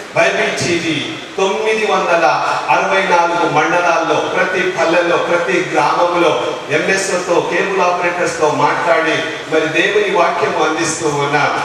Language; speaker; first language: Telugu; non-native, local second language; Lambadi